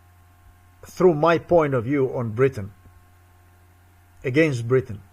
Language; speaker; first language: English; non-native, fluent; Slovenian